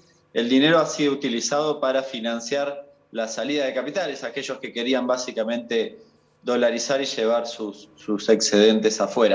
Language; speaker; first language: Spanish; native; Spanish